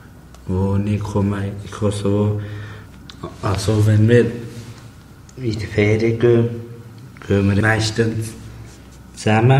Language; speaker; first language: German; early bilingual, other home language; Albanian